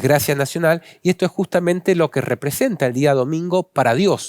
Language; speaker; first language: Spanish; native; Spanish